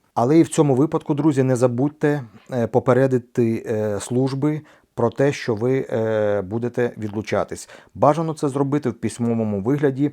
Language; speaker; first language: Ukrainian; native; Ukrainian